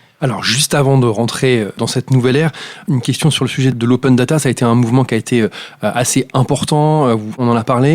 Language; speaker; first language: French; native; French